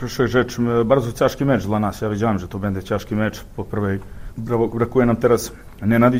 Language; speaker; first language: Polish; non-native, learner; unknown